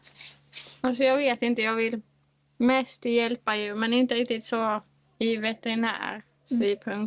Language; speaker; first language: Swedish; native; Swedish